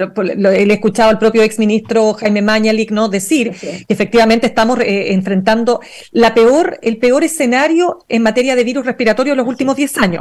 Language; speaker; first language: Spanish; native; Spanish